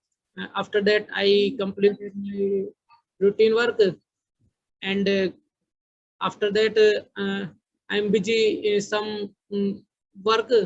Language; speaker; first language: English; non-native, learner; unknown